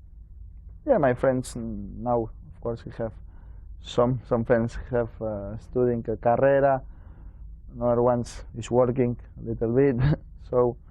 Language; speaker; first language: English; non-native, learner; Spanish